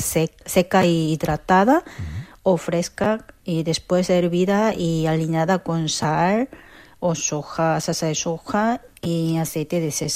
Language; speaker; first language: Spanish; non-native, learner; Korean